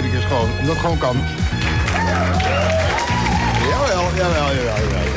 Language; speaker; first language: Dutch; native; Dutch